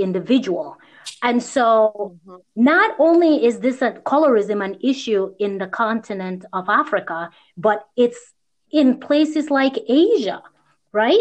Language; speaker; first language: English; native; English